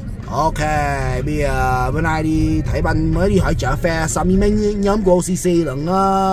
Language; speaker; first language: Vietnamese; early bilingual, heritage; Vietnamese